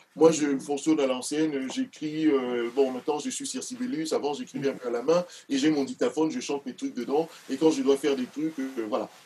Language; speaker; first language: French; non-native, local second language; Duala